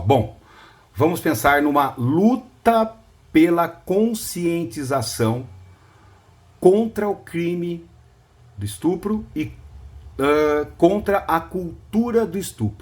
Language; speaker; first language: Portuguese; native; Portuguese